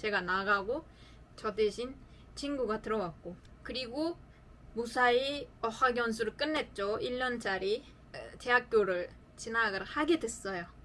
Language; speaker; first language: Korean; non-native, fluent; Uzbek